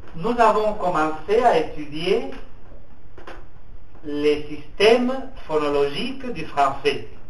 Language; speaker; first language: French; non-native, fluent; Spanish